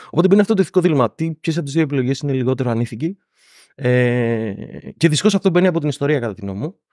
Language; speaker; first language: Greek; native; Greek